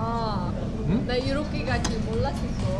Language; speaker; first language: Korean; non-native, learner; Uzbek